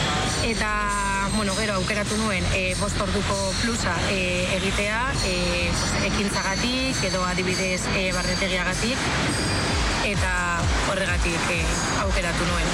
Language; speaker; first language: Basque; non-native, local second language; Spanish